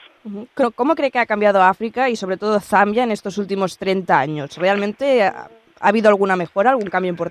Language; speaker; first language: Spanish; native; Spanish